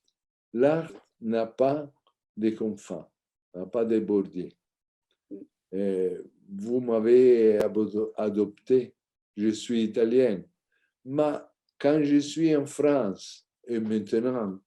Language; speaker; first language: French; non-native, learner; Italian